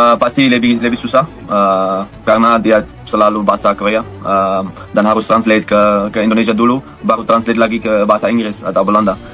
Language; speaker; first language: Indonesian; non-native, fluent; Dutch